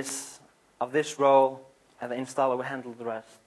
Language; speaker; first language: English; non-native, fluent; Icelandic